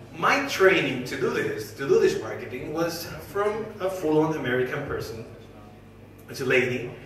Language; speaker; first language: English; non-native, fluent; Spanish